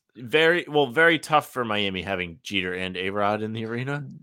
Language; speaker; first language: English; native; English